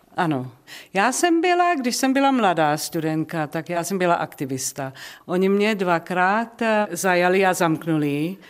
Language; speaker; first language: Czech; early bilingual, heritage; Czech